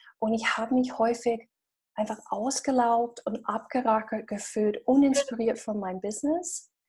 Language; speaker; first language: German; non-native, fluent; English